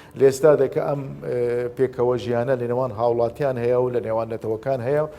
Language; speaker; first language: Central Kurdish; non-native, local second language; Azerbaijani